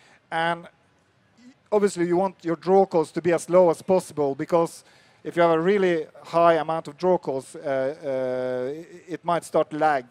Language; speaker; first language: English; non-native, fluent; Norwegian